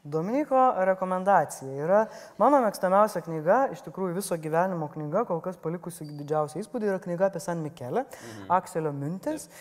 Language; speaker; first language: Lithuanian; native; Lithuanian